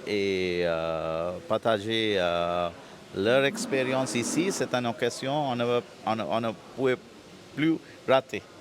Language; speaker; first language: French; non-native, fluent; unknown